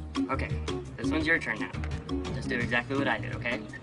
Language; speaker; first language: English; native; English